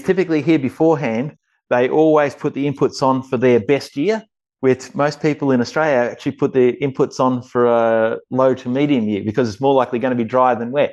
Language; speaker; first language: English; native; English